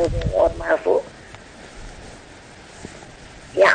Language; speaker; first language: Arabic; non-native, learner; Indonesian